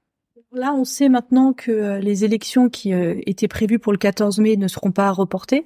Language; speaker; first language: French; native; French